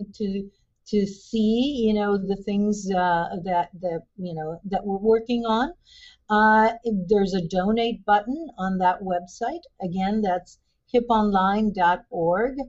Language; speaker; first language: English; early bilingual, other home language; Spanish